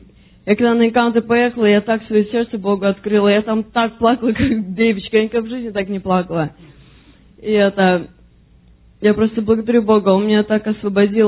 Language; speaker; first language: Russian; early bilingual, heritage; Russian